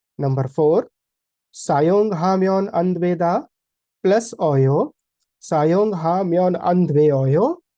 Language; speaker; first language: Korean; non-native, fluent; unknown